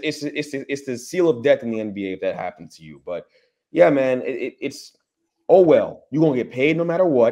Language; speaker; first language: English; native; English